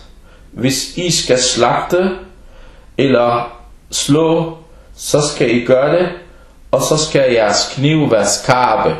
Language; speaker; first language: Danish; early bilingual, other home language; Arabic